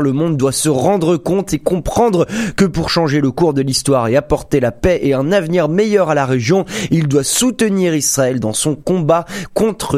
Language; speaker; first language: French; native; French